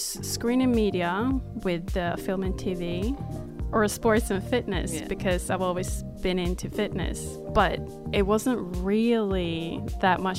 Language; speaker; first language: English; non-native, fluent; Swedish